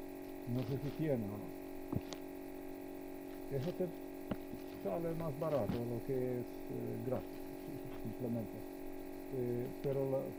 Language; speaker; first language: Spanish; non-native, learner; Slovenian